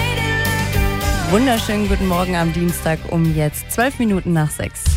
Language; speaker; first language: German; native; German